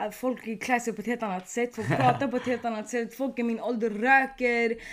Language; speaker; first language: Swedish; early bilingual, other home language; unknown